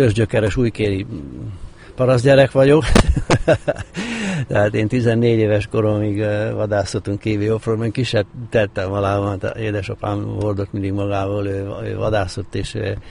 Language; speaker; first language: Hungarian; native; Hungarian